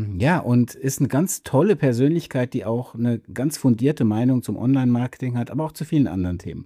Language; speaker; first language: German; native; German